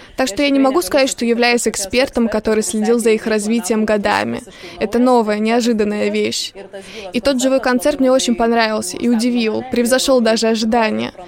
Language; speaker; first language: Russian; non-native, local second language; Lithuanian